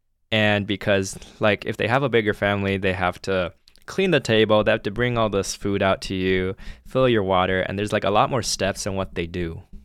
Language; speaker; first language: English; early bilingual, other home language; Chinese